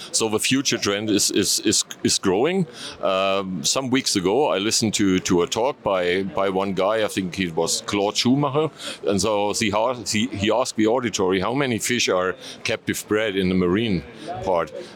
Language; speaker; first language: English; non-native, fluent; German